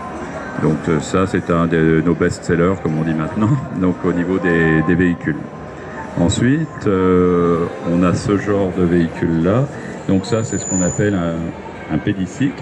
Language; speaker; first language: French; native; French